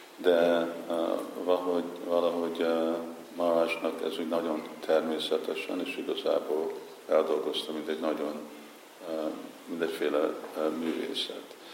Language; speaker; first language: Hungarian; early bilingual, heritage; Hungarian